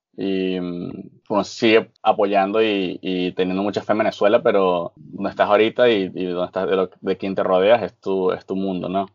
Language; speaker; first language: Spanish; native; Spanish